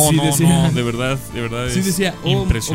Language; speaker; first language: Spanish; native; Spanish